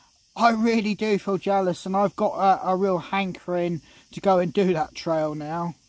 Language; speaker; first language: English; native; English